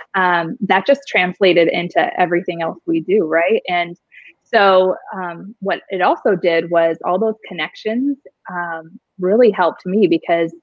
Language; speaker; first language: English; native; English